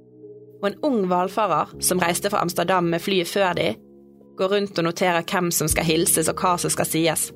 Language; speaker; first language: Norwegian; native; Norwegian